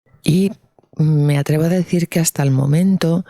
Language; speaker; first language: Spanish; native; Spanish